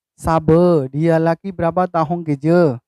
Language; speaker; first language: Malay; non-native, fluent; Burmese